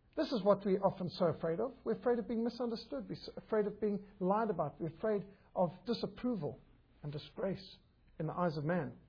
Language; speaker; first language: English; native; English